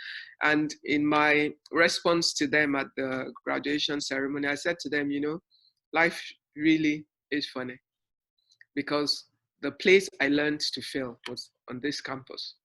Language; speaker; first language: English; non-native, local second language; Yoruba